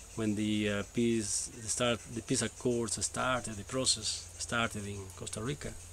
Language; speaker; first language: English; non-native, fluent; Spanish